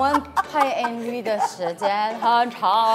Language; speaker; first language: Chinese; non-native, fluent; Malay